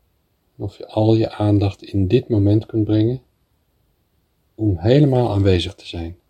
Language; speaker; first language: Dutch; native; Dutch